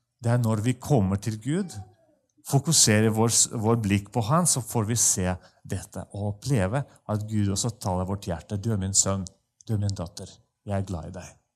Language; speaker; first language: Norwegian; non-native, fluent; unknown